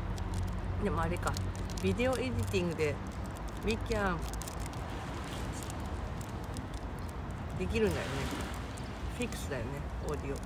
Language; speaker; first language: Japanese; non-native, fluent; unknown